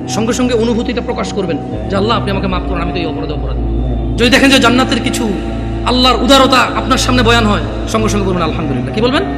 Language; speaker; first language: Bangla; early bilingual, heritage; Bangla